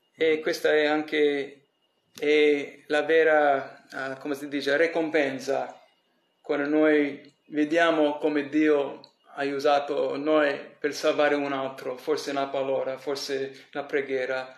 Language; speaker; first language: Italian; early bilingual, heritage; English